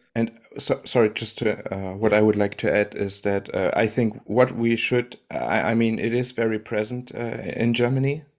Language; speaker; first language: English; non-native, fluent; German